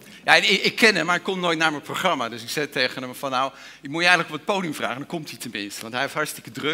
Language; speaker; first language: Dutch; native; Dutch